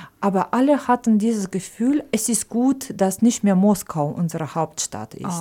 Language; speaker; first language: German; non-native, fluent; Ukrainian